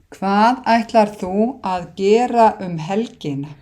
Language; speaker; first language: Icelandic; non-native, fluent; Thai